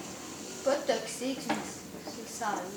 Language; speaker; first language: French; native; French